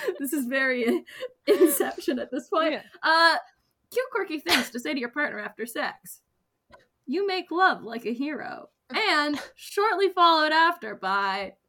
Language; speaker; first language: English; native; English